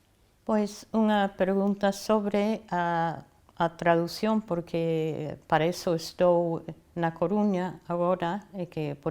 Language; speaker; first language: Galician; non-native, fluent; English